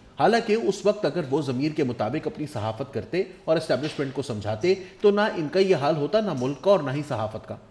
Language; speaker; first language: Urdu; non-native, local second language; Pashto